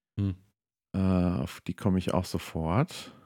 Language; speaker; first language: German; native; German